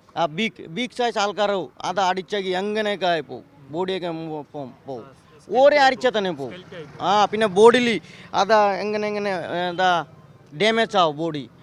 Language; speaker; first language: Malayalam; non-native, local second language; Bangla